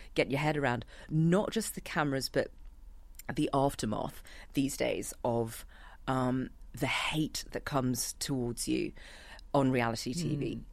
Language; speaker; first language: English; native; English